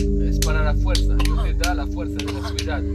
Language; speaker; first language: Spanish; non-native, learner; French